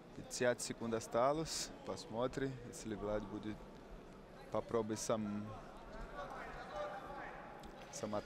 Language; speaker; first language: Russian; non-native, learner; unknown